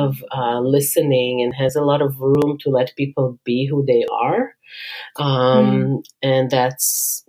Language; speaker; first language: English; non-native, fluent; Hebrew